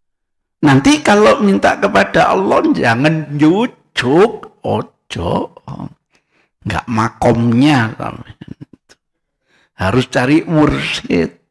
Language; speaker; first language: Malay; non-native, local second language; Javanese